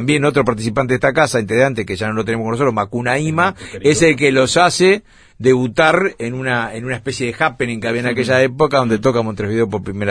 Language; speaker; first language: Spanish; native; Spanish